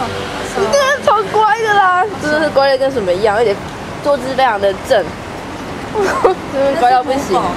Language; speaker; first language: Chinese; native; Chinese